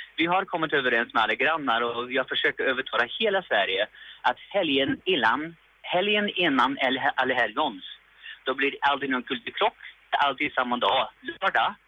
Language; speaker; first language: Swedish; non-native, fluent; English